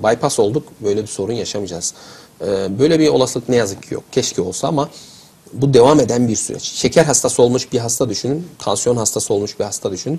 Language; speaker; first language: Turkish; native; Turkish